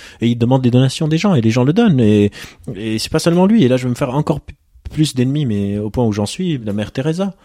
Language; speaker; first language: French; non-native, local second language; Arabic